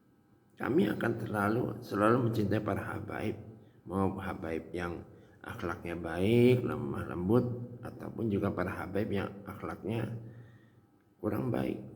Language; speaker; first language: Indonesian; native; Indonesian